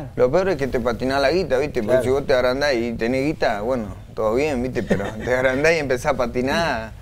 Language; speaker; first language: Spanish; native; Spanish